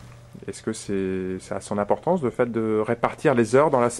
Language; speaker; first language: French; native; French